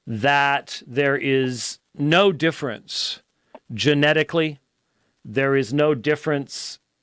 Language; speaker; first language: English; native; English